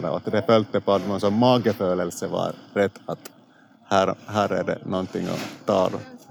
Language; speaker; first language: Swedish; non-native, local second language; Finnish